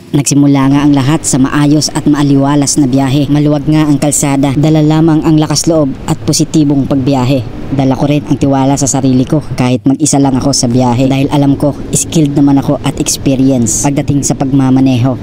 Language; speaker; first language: Filipino; non-native, local second language; Bikol